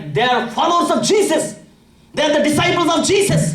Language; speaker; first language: English; non-native, local second language; Telugu